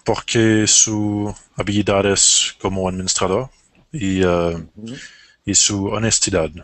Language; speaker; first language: Spanish; non-native, learner; English